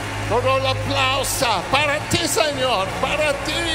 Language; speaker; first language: Spanish; non-native, learner; English